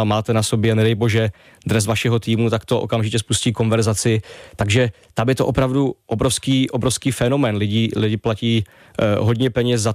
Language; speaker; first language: Czech; native; Czech